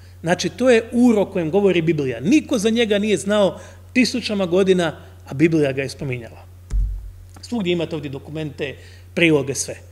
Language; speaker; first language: Croatian; native; Croatian